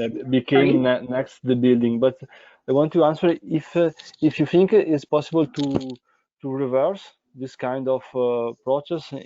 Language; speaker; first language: English; non-native, fluent; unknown